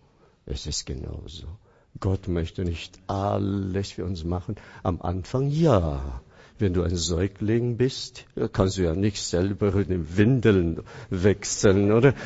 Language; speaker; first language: German; non-native, fluent; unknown